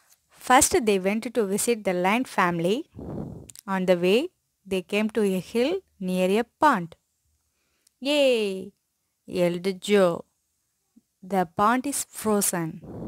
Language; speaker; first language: English; non-native, local second language; Tamil